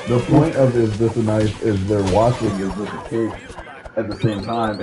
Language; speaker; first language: English; native; English